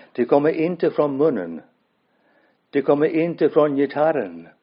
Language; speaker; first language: Swedish; non-native, fluent; English